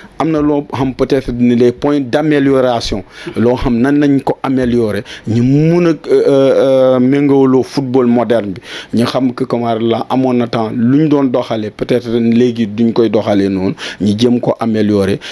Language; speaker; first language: Wolof; non-native, local second language; Jola-Fonyi